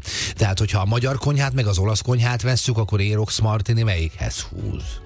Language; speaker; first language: Hungarian; native; Hungarian